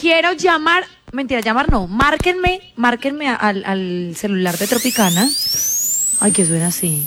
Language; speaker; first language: Spanish; native; Spanish